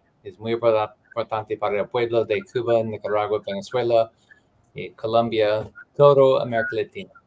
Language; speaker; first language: Spanish; non-native, learner; English